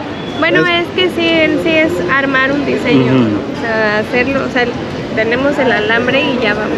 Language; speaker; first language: Spanish; native; Spanish